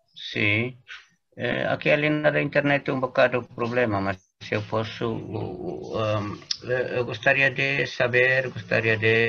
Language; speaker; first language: Portuguese; non-native, learner; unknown